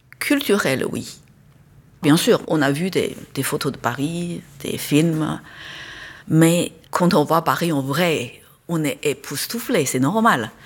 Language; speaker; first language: French; non-native, fluent; Chinese